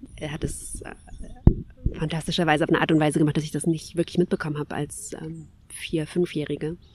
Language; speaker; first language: German; early bilingual, other home language; Kabyle